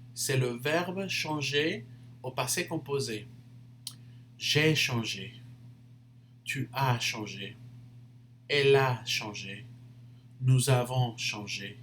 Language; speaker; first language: French; non-native, fluent; English